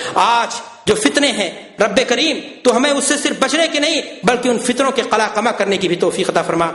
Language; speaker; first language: Urdu; native; Urdu